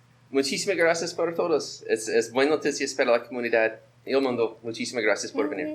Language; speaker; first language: Spanish; non-native, learner; English